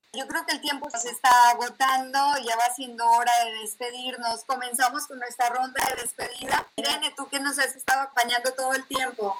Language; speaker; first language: Spanish; native; Spanish